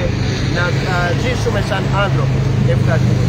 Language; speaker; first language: Greek; non-native, learner; Urdu